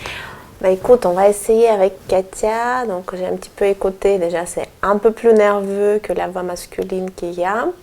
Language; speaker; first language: French; non-native, fluent; Russian